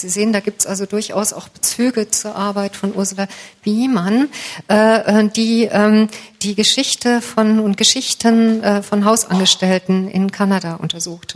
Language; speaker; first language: German; native; German